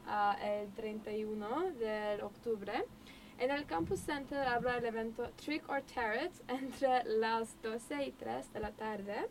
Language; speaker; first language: Spanish; non-native, learner; English